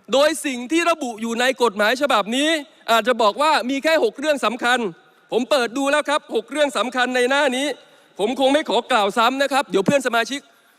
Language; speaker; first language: Thai; native; Thai